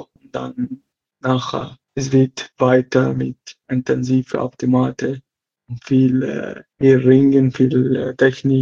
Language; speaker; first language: German; non-native, learner; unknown